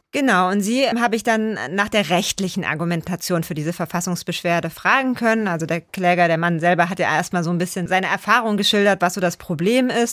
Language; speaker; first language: German; native; German